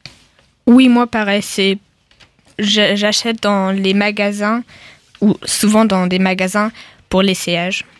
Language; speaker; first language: French; non-native, learner; German